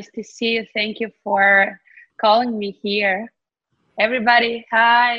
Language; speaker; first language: English; non-native, fluent; Ukrainian